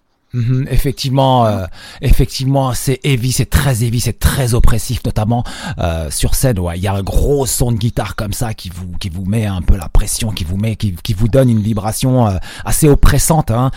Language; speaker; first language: French; native; French